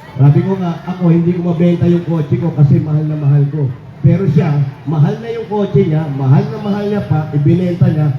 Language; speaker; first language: Filipino; native; Filipino